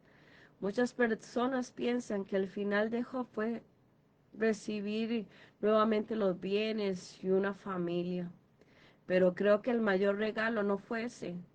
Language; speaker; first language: Spanish; native; Spanish